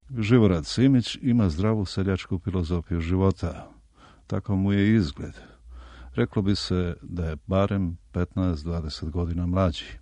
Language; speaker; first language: Serbian; native; Serbian